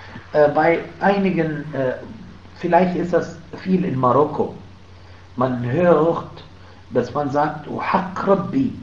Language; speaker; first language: German; non-native, fluent; Arabic